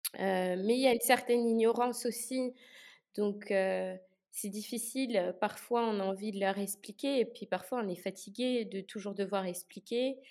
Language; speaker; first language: French; native; French